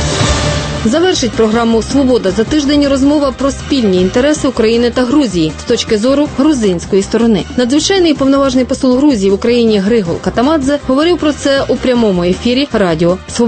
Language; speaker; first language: Ukrainian; native; Ukrainian